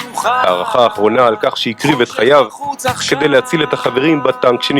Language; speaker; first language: Hebrew; native; Hebrew